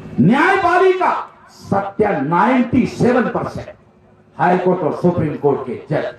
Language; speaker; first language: Hindi; non-native, local second language; Marathi